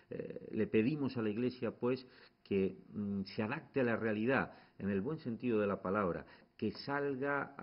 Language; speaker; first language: Spanish; native; Spanish